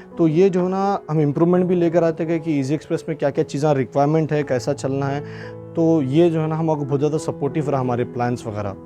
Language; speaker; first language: Hindi; non-native, local second language; Urdu